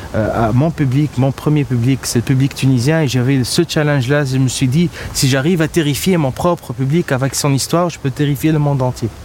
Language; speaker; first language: French; non-native, local second language; Arabic